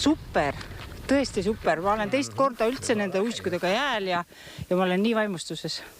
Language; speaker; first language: Estonian; native; Estonian